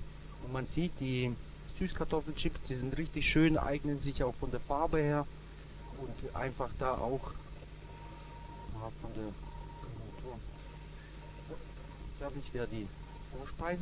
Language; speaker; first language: German; native; German